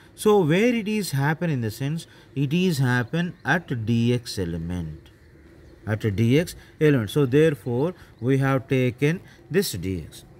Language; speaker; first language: English; non-native, local second language; Telugu